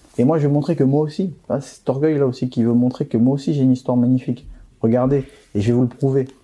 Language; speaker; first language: French; early bilingual, other home language; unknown